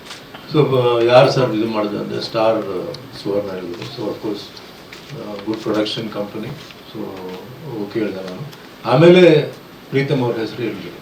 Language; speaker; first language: Kannada; early bilingual, other home language; Tulu